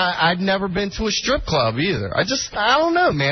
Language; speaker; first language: English; native; English